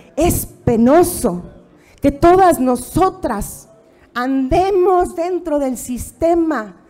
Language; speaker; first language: Spanish; native; Spanish